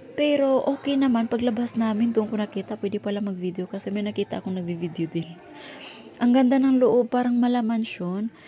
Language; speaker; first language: Filipino; non-native, local second language; Cebuano